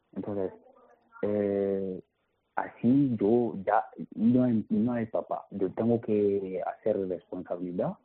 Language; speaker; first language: Spanish; non-native, learner; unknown